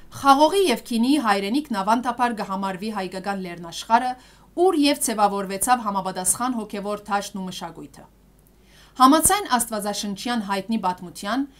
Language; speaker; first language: Armenian; early bilingual, heritage; Armenian